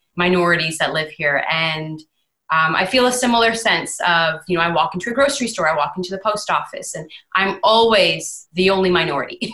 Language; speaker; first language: English; native; English